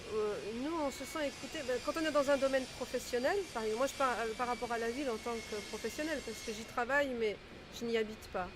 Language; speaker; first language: French; native; French